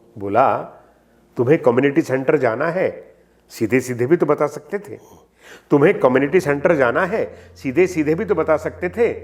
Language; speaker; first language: Hindi; non-native, local second language; Punjabi